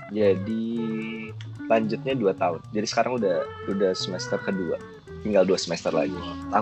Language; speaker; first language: Indonesian; native; Indonesian